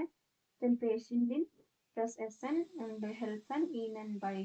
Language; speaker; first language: German; non-native, learner; Malayalam